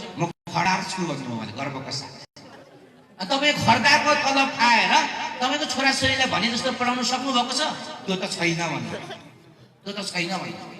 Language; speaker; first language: Nepali; non-native, local second language; Eastern Tamang